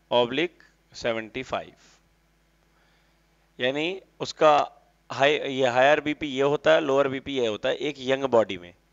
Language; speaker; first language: Hindi; native; Hindi